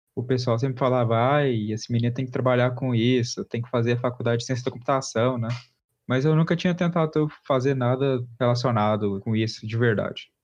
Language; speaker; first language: Portuguese; native; Portuguese